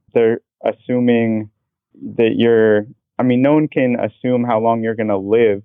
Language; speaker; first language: English; native; English